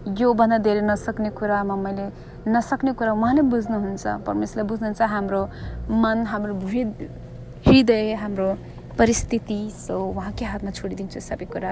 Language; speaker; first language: Nepali; early bilingual, heritage; Nepali